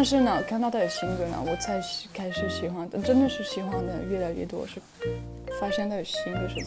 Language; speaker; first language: Chinese; non-native, fluent; French